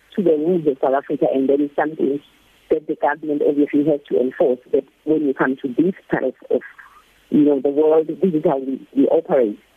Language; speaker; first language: English; non-native, local second language; Zulu